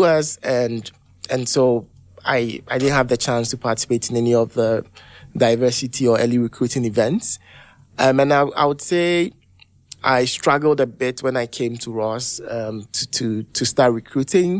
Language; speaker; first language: English; non-native, local second language; Akan